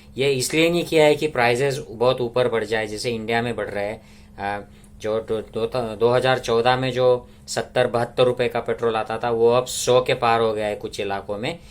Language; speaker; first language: Hindi; non-native, local second language; Marathi